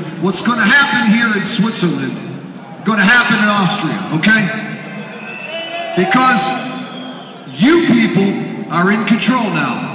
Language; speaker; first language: English; native; English